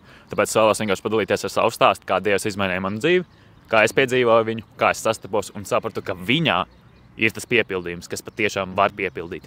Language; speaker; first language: Latvian; native; Latvian